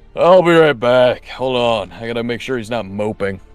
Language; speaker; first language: English; native; English